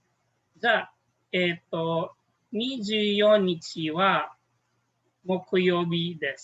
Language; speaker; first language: Japanese; non-native, fluent; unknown